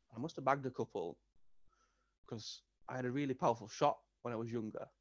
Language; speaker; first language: English; native; English